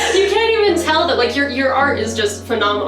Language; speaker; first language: English; native; English